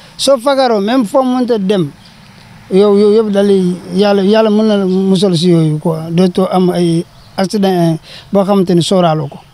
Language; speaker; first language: Wolof; non-native, fluent; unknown